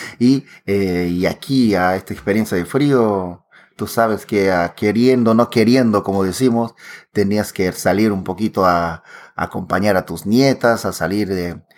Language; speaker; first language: Spanish; native; Spanish